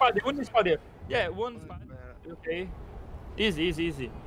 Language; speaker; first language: English; non-native, learner; Portuguese